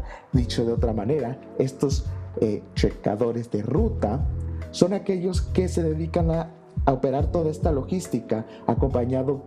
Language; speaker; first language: Spanish; native; Spanish